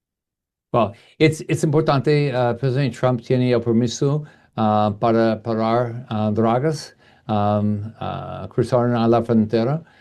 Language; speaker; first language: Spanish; non-native, learner; English